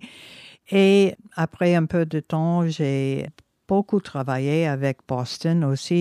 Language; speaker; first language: French; non-native, fluent; English